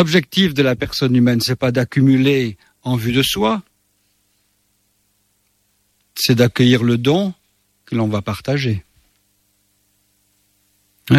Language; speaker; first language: French; native; French